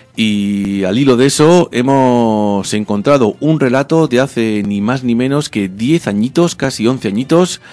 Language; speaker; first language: Spanish; native; Spanish